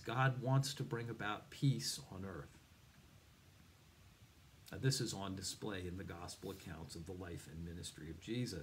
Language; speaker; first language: English; native; English